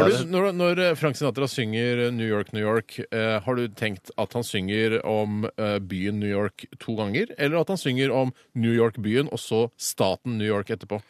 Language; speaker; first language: Norwegian; native; Norwegian